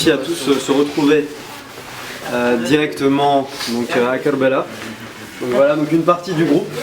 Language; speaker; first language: French; non-native, local second language; Gujarati